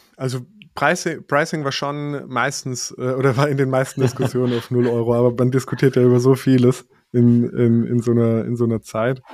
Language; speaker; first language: German; native; German